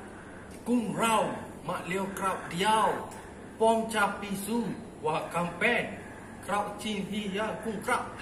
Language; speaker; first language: Thai; non-native, learner; Malay